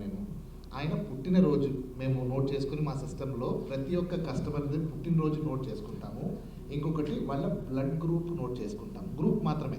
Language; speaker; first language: Telugu; native; Telugu